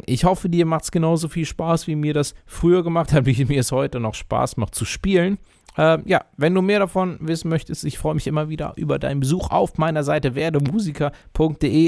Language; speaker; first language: German; native; German